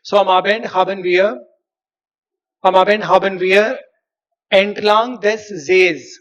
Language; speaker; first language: German; non-native, fluent; Hindi